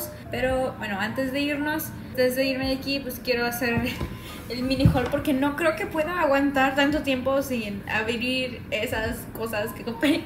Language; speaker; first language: Spanish; native; Spanish